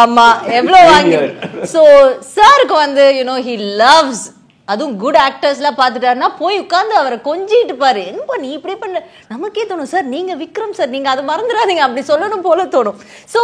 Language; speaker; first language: Tamil; native; Tamil